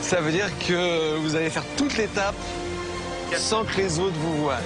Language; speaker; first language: French; native; French